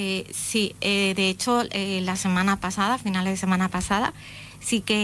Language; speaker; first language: Spanish; native; Spanish